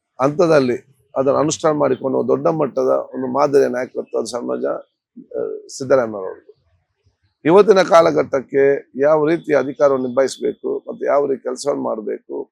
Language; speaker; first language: Kannada; non-native, local second language; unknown